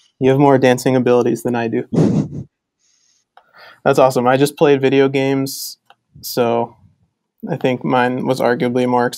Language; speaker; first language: English; native; English